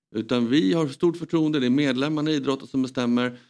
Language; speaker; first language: Swedish; native; Swedish